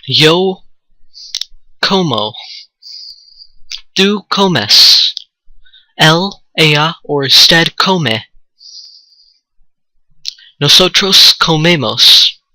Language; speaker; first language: Spanish; non-native, learner; English